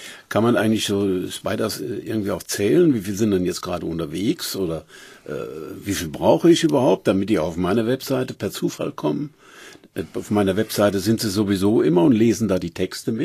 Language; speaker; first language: German; native; German